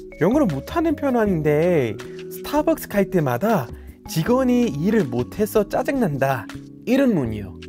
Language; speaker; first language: Korean; non-native, fluent; English